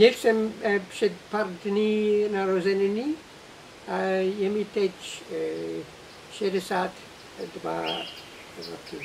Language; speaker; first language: Czech; non-native, learner; English